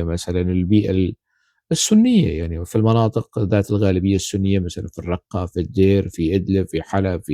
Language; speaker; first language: Arabic; non-native, local second language; Kurdish